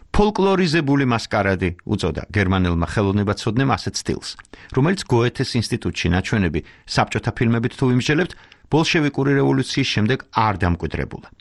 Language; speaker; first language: Georgian; native; Georgian